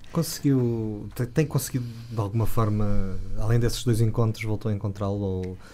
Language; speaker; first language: Portuguese; native; Portuguese